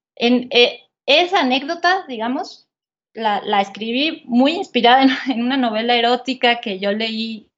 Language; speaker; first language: Spanish; native; Spanish